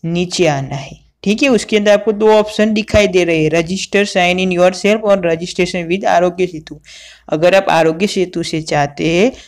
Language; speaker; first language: Hindi; non-native, local second language; Gujarati